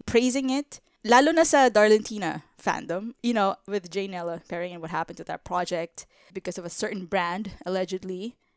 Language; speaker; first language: English; non-native, local second language; Filipino